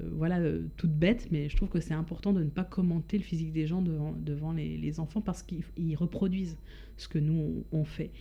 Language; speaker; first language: French; native; French